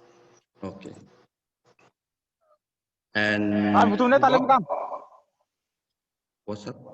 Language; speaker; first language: English; non-native, learner; Thai